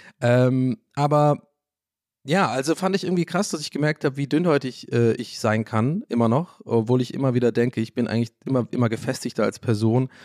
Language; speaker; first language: German; native; German